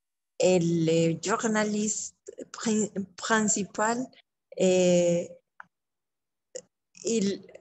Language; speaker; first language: French; non-native, learner; Spanish